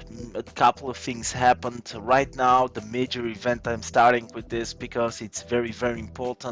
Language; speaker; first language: English; non-native, fluent; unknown